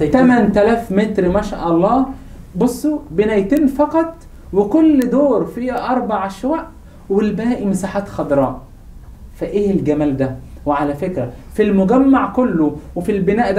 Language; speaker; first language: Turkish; non-native, learner; Arabic